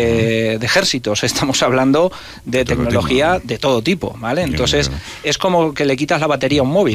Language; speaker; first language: Spanish; native; Spanish